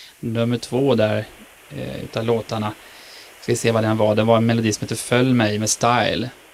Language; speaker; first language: Swedish; native; Swedish